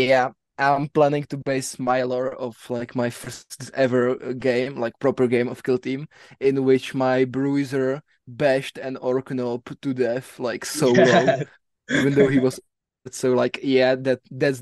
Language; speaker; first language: English; non-native, fluent; Czech